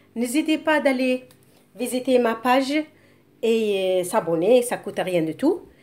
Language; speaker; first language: French; non-native, local second language; Arabic